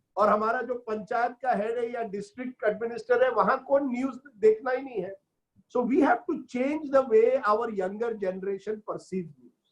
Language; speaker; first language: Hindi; non-native, local second language; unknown